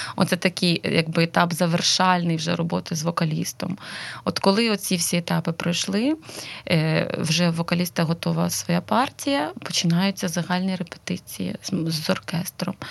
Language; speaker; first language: Ukrainian; non-native, local second language; Russian